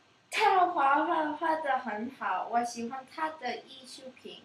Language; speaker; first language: Chinese; non-native, learner; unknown